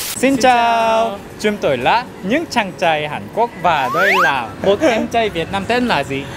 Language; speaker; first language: Vietnamese; non-native, fluent; Korean